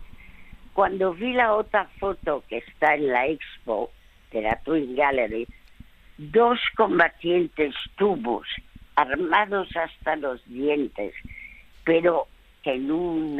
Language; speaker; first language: Spanish; early bilingual, other home language; French